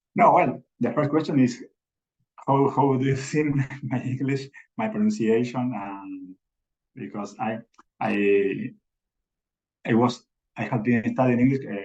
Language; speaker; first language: English; non-native, learner; Spanish